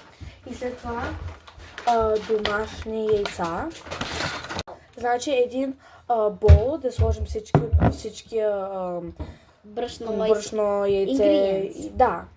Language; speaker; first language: Bulgarian; early bilingual, heritage; Bulgarian